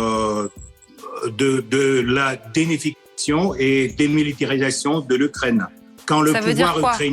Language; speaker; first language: French; non-native, fluent; Russian